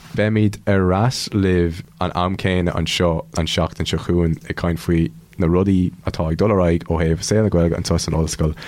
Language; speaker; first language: Irish; non-native, local second language; English